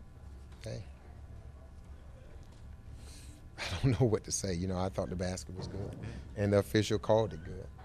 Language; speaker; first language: English; native; English